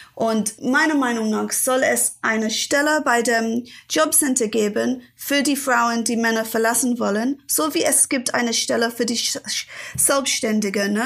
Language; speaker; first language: German; non-native, fluent; English